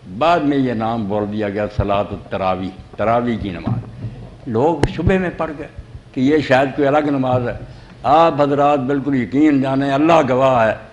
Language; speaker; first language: Urdu; non-native, local second language; Punjabi